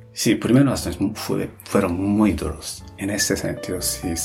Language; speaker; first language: Spanish; non-native, fluent; Japanese